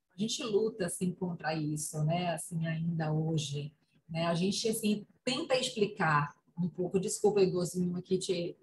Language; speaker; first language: Portuguese; native; Portuguese